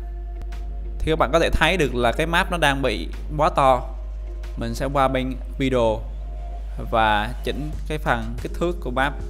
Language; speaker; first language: Vietnamese; native; Vietnamese